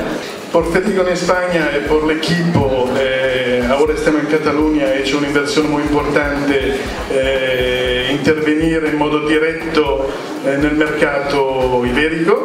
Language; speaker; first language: Spanish; non-native, fluent; Italian